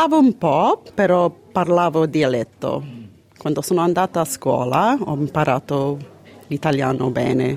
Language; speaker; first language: Italian; early bilingual, heritage; Italian